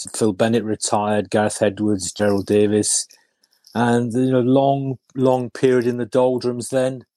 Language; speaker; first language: English; native; English